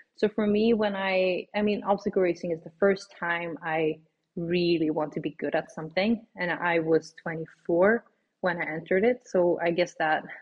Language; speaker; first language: English; non-native, fluent; Swedish